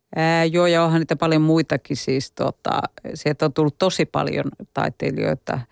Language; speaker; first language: Finnish; native; Finnish